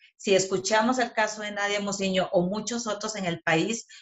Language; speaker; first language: Spanish; native; Spanish